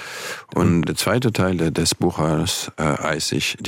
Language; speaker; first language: German; non-native, fluent; French